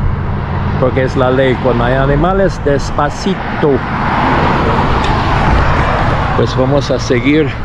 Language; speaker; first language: Spanish; non-native, fluent; English